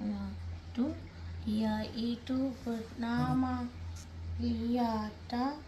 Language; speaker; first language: Indonesian; non-native, learner; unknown